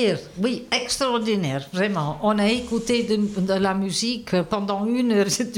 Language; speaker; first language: French; non-native, fluent; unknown